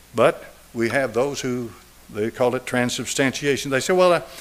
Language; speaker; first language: English; native; English